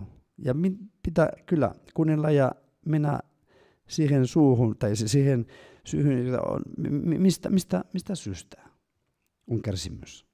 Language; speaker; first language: Finnish; non-native, fluent; Spanish